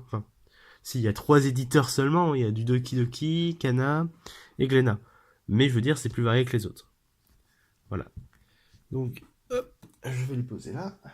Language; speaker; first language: French; native; French